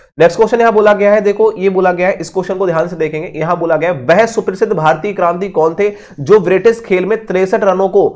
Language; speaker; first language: Hindi; native; Hindi